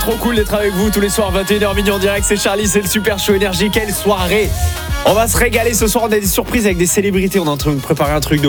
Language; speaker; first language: French; native; French